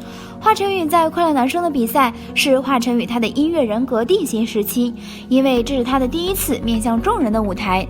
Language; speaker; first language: Chinese; native; Chinese